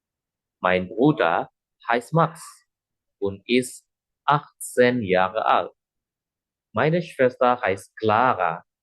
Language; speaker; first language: German; non-native, fluent; Indonesian